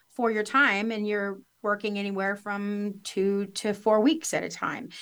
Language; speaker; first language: English; native; English